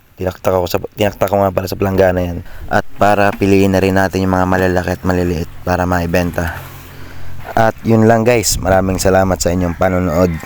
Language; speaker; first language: Filipino; native; Filipino